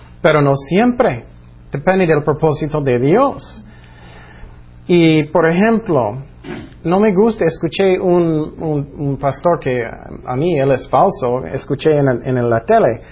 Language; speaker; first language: Spanish; non-native, fluent; English